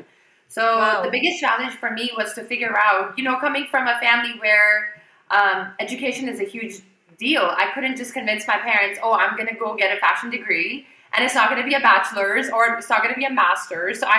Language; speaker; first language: English; non-native, local second language; Urdu